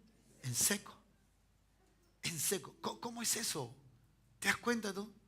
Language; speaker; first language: Spanish; native; Spanish